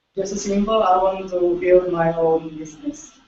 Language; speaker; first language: English; non-native, learner; Indonesian